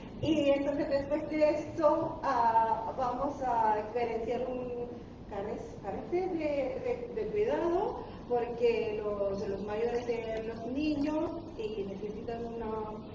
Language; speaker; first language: Spanish; non-native, learner; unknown